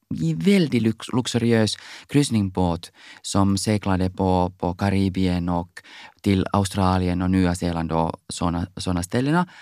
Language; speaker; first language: Swedish; non-native, local second language; Finnish